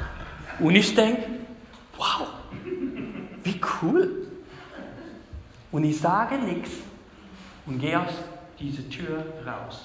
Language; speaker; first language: German; non-native, fluent; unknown